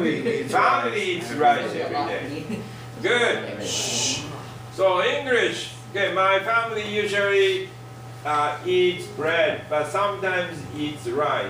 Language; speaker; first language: English; non-native, learner; Japanese